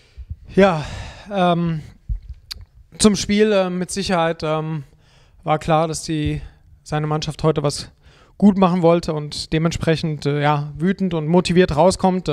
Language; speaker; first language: German; native; German